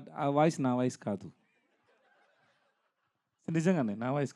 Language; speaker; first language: Telugu; non-native, learner; Tamil